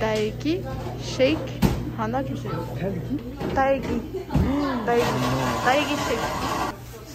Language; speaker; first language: Korean; non-native, learner; French